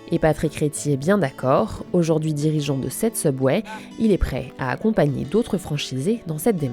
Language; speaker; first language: French; native; French